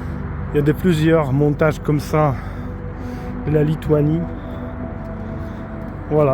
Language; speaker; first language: French; non-native, fluent; Polish